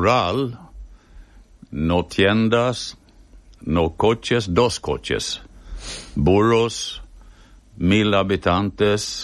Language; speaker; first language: Spanish; non-native, fluent; Swedish